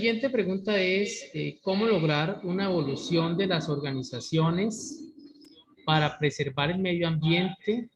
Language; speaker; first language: Spanish; native; Spanish